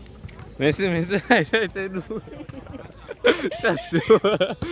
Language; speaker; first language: Chinese; native; Chinese